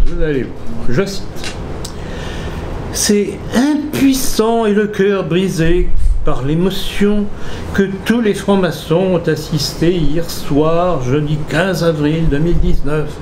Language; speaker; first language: French; native; French